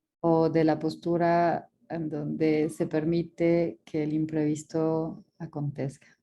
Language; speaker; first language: Spanish; non-native, fluent; French